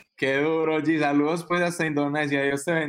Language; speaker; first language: Spanish; native; Spanish